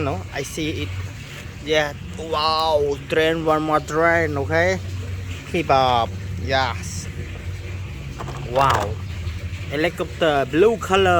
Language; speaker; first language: English; non-native, learner; Indonesian